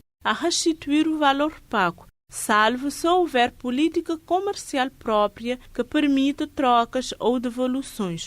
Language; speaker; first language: Portuguese; non-native, local second language; Kabuverdianu